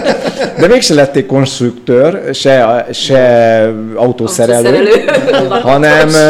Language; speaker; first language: Hungarian; native; Hungarian